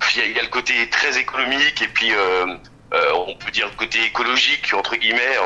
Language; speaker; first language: French; native; French